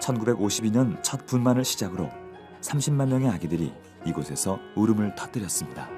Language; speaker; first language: Korean; native; Korean